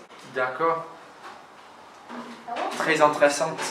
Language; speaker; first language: French; non-native, learner; English